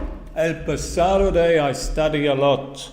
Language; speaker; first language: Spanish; non-native, fluent; English